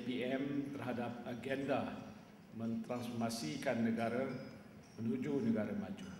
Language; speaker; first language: Malay; native; Malay